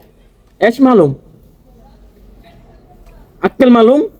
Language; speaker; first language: Arabic; non-native, learner; Bangla